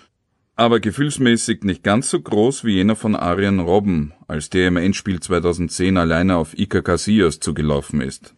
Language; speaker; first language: German; native; German